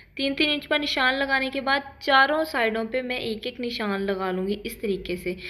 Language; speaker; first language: Urdu; native; Urdu